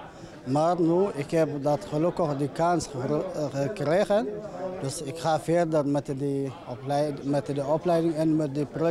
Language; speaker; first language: Dutch; non-native, learner; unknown